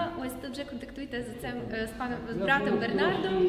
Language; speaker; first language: Ukrainian; native; Ukrainian